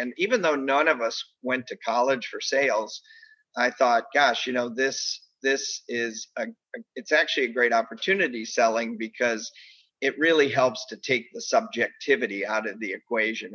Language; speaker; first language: English; native; English